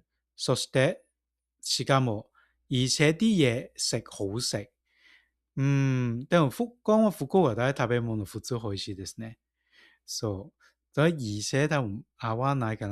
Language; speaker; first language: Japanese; non-native, fluent; Cantonese